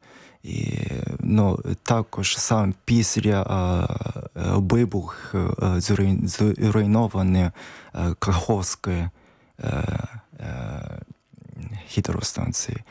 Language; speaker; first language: Ukrainian; non-native, learner; Japanese